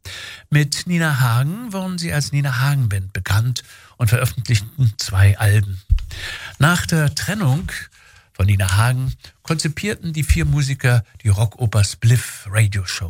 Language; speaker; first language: German; native; German